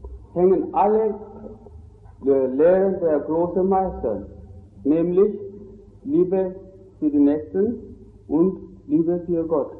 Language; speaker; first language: German; non-native, fluent; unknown